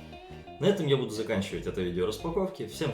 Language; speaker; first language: Russian; non-native, local second language; Ukrainian